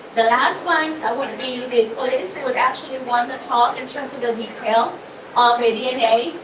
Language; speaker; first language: English; non-native, fluent; Thai